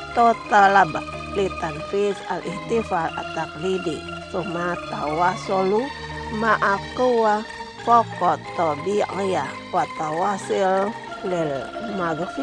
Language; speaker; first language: Arabic; non-native, learner; Indonesian